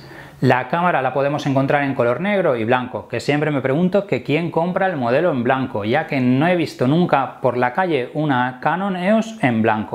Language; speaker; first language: Spanish; native; Spanish